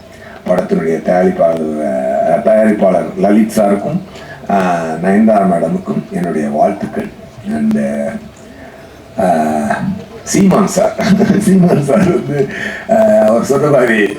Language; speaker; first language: Tamil; native; Tamil